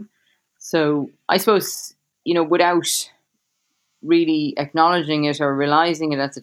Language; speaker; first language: English; native; English